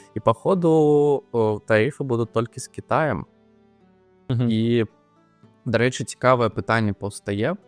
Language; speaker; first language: Belarusian; non-native, local second language; Russian